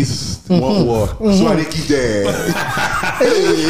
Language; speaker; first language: English; non-native, local second language; Yoruba